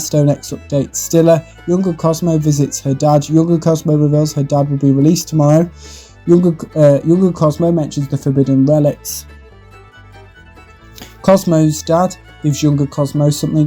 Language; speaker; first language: English; native; English